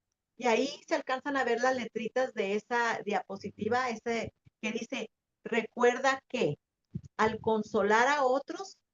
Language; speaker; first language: Spanish; native; Spanish